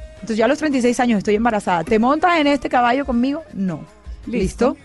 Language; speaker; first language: Spanish; native; Spanish